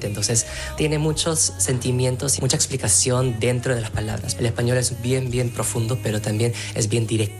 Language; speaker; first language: Spanish; non-native, fluent; Korean